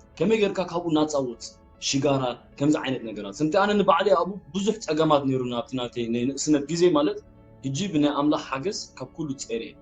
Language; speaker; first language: Tigrinya; early bilingual, heritage; Tigrinya